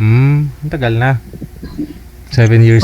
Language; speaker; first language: Filipino; native; Filipino